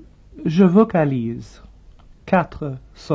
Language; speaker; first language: French; non-native, fluent; English